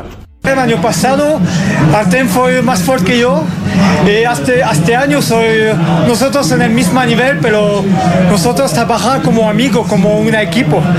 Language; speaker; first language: Spanish; non-native, learner; French